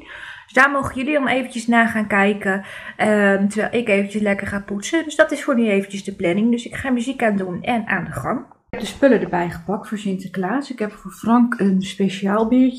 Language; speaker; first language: Dutch; native; Dutch